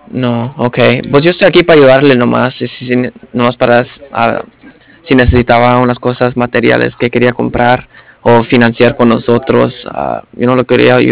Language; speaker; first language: Spanish; non-native, local second language; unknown